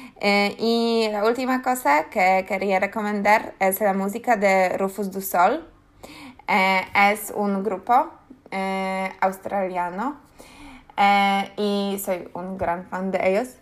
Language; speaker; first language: Spanish; non-native, learner; Polish